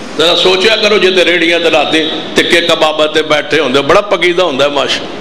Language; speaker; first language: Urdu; non-native, local second language; Punjabi